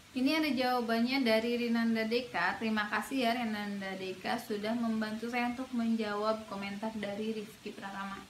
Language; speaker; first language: Indonesian; native; Indonesian